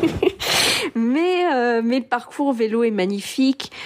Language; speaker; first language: French; early bilingual, other home language; English